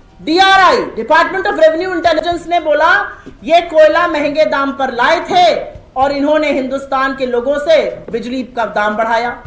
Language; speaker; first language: Hindi; native; Hindi